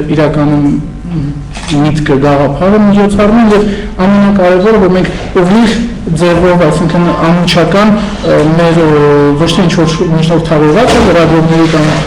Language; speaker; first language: Armenian; native; Armenian